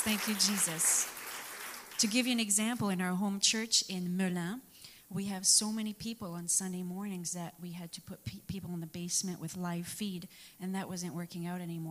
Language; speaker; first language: English; early bilingual, other home language; French